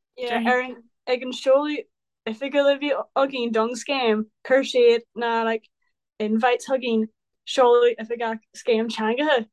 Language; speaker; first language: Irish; non-native, local second language; English